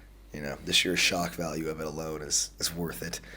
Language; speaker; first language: English; native; English